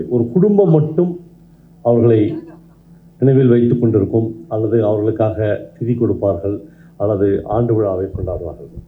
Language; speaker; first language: Tamil; native; Tamil